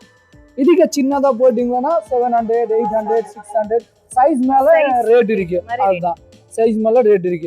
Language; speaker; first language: Tamil; native; Tamil